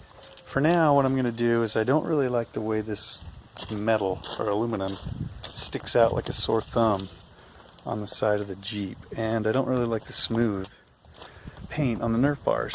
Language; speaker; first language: English; native; English